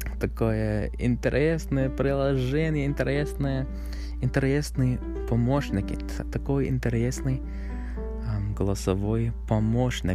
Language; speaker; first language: Russian; non-native, learner; English